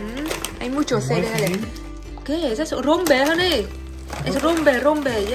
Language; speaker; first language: Spanish; non-native, learner; Vietnamese